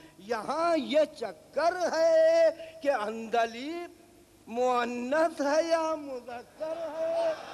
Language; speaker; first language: Urdu; native; Urdu